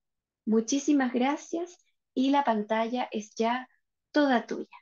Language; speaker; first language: Spanish; native; Spanish